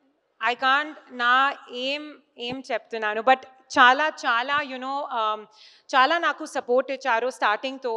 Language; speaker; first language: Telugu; non-native, learner; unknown